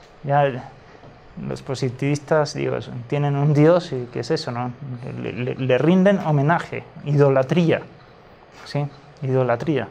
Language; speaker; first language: Spanish; native; Spanish